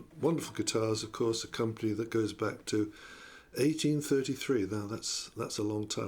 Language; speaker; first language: English; native; English